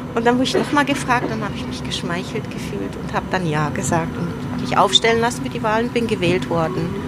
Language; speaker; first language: German; early bilingual, other home language; Turoyo